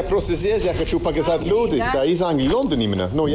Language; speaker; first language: Russian; non-native, learner; English